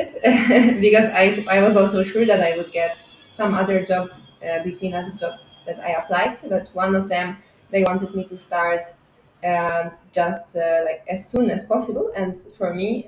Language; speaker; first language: English; non-native, fluent; Polish